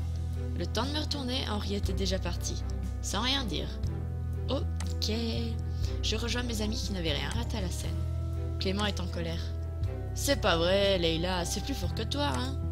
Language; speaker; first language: French; native; French